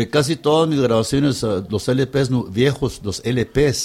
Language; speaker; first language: Spanish; early bilingual, heritage; Spanish